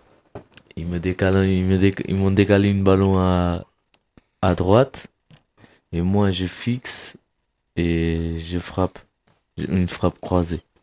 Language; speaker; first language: French; non-native, fluent; Kabuverdianu